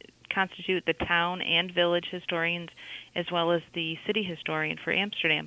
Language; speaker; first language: English; native; English